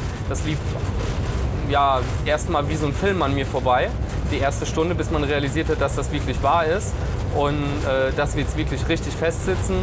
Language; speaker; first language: German; native; German